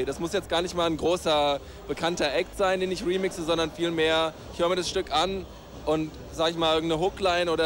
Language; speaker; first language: German; native; German